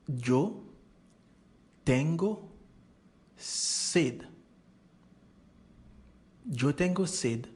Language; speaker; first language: Spanish; non-native, learner; Haitian Creole